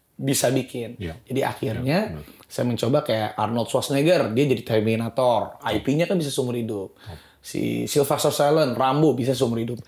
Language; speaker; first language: Indonesian; native; Indonesian